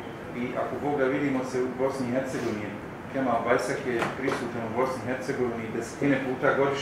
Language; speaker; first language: Croatian; native; Croatian